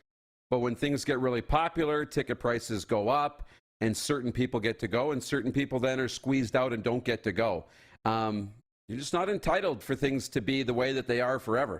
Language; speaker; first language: English; native; English